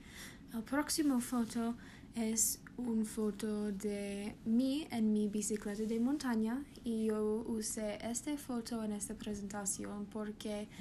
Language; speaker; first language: Spanish; non-native, learner; English